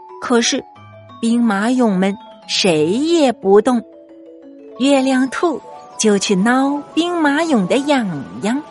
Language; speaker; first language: Chinese; native; Chinese